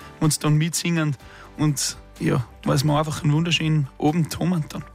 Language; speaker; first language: German; native; German